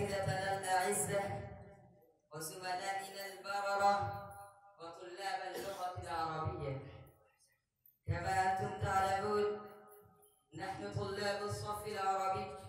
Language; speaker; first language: Arabic; non-native, learner; Urdu